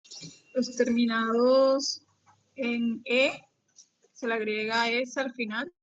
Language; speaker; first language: Spanish; native; Spanish